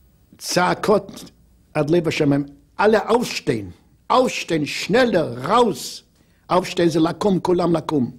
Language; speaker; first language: Hebrew; non-native, fluent; Polish